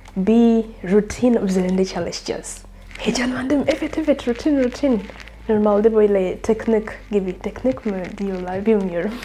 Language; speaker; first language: Turkish; non-native, fluent; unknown